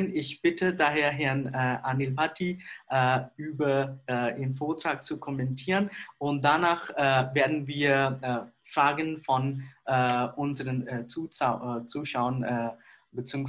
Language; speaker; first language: German; non-native, fluent; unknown